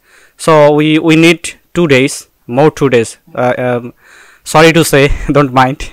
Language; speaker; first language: English; non-native, local second language; Bangla